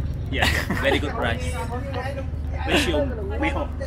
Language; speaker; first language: English; non-native, learner; Khmer